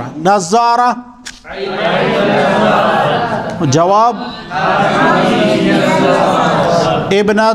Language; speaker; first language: Arabic; non-native, fluent; Urdu